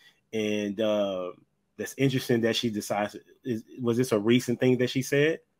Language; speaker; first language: English; native; English